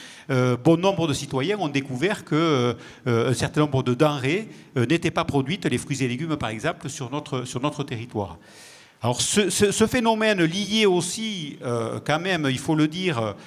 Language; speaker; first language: French; native; French